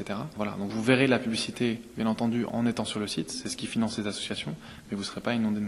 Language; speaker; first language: French; native; French